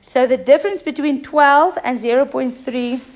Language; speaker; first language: English; non-native, local second language; Afrikaans